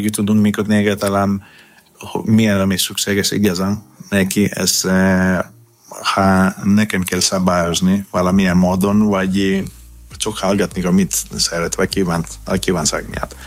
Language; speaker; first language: Hungarian; non-native, learner; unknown